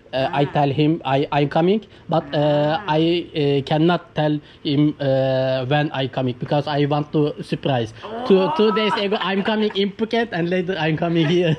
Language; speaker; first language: English; non-native, learner; Turkish